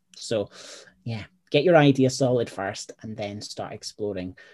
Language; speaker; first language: English; native; English